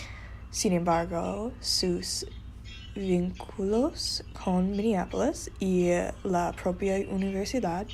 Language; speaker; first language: Spanish; non-native, learner; English